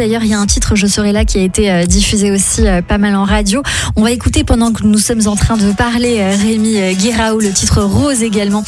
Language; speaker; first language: French; native; French